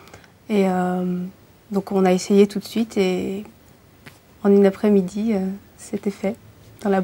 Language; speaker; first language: French; early bilingual, other home language; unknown